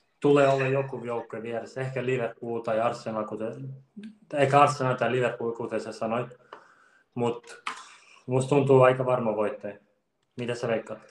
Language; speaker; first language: Finnish; early bilingual, other home language; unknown